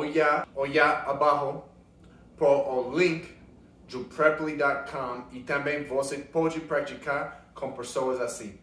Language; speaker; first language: Portuguese; non-native, learner; English